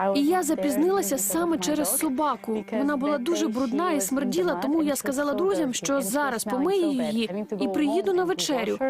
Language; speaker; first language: Ukrainian; non-native, fluent; Portuguese